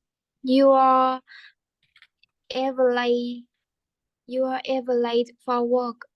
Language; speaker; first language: English; non-native, learner; Vietnamese